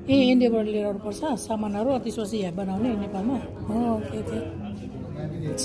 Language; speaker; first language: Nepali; non-native, fluent; Filipino